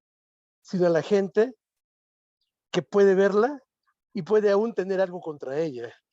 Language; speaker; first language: Spanish; native; Spanish